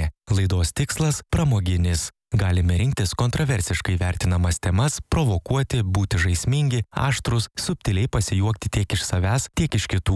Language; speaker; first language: Lithuanian; native; Lithuanian